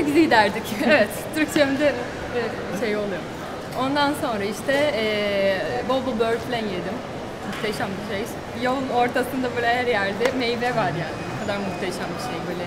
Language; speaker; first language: Turkish; non-native, fluent; Portuguese